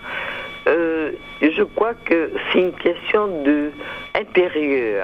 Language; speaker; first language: French; native; French